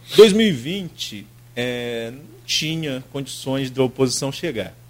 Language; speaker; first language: Portuguese; native; Portuguese